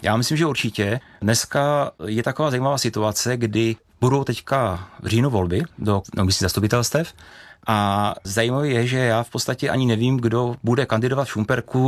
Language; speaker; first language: Czech; native; Czech